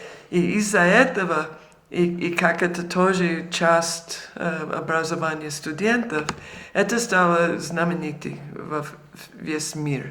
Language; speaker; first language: Russian; non-native, fluent; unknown